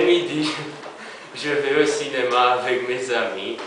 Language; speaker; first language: French; non-native, learner; Romanian